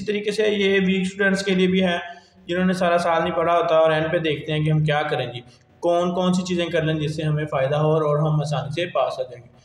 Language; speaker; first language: Urdu; non-native, local second language; Punjabi